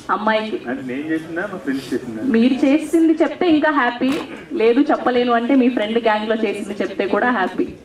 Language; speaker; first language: Telugu; native; Telugu